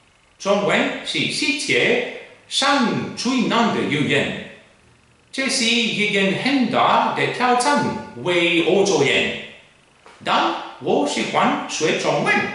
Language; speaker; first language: Chinese; non-native, learner; Greek